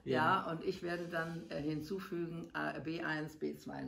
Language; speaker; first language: German; non-native, learner; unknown